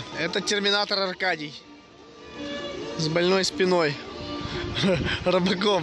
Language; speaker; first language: Russian; native; Russian